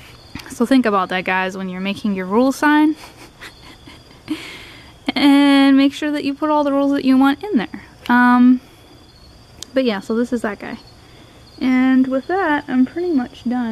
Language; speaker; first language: English; native; English